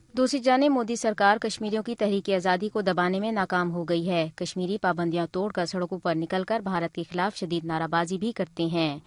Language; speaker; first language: Urdu; native; Urdu